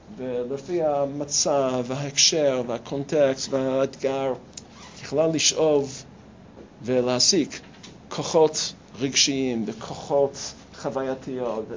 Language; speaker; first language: Hebrew; non-native, fluent; English